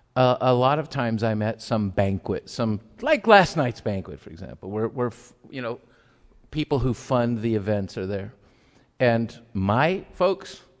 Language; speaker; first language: English; early bilingual, other home language; Spanish